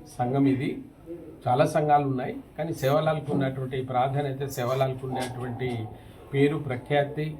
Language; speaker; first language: Telugu; non-native, local second language; Lambadi